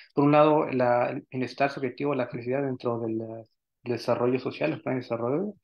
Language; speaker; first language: Spanish; native; Spanish